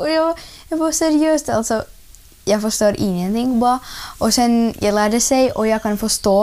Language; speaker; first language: Swedish; non-native, learner; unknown